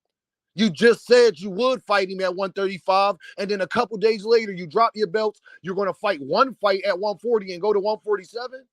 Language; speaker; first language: English; native; English